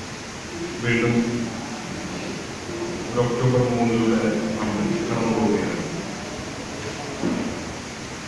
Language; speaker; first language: Malayalam; native; Malayalam